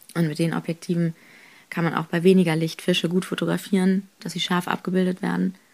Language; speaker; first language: German; native; German